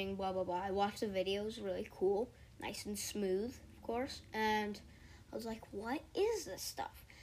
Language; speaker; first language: English; native; English